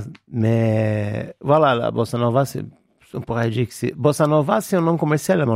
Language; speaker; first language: French; non-native, fluent; Portuguese